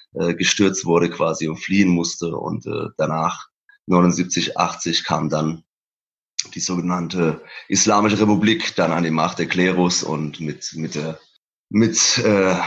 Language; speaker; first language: German; early bilingual, other home language; Persian